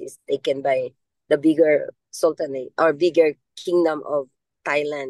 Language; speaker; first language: English; non-native, local second language; Maranao